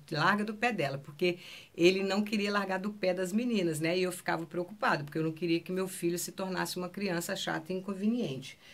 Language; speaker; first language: Portuguese; native; Portuguese